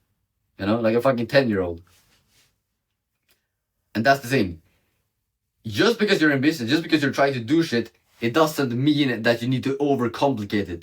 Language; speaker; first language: English; non-native, fluent; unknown